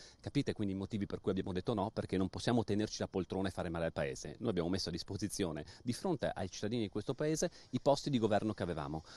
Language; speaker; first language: Italian; native; Italian